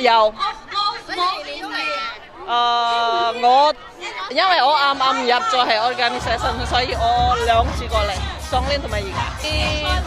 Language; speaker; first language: Cantonese; non-native, fluent; Indonesian